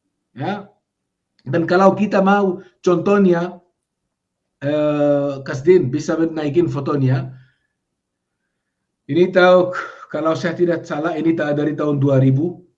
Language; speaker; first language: Indonesian; non-native, fluent; Hebrew